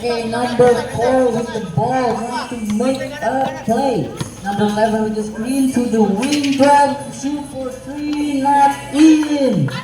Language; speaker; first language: English; non-native, local second language; Indonesian